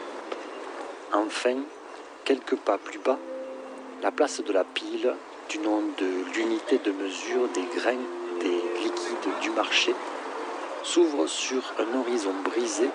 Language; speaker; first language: French; native; French